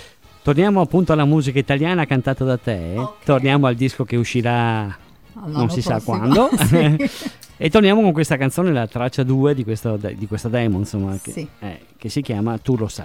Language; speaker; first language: Italian; native; Italian